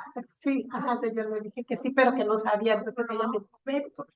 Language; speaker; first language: Spanish; native; Spanish